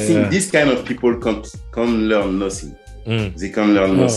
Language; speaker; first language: English; non-native, learner; French